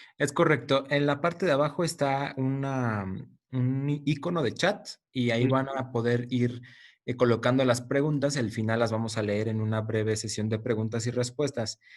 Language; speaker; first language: Spanish; native; Spanish